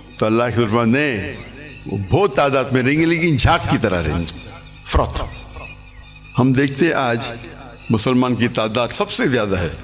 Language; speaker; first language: Urdu; non-native, local second language; English